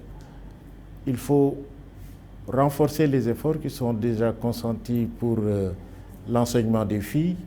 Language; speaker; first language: French; non-native, local second language; Wolof